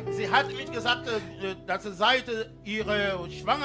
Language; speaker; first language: German; non-native, learner; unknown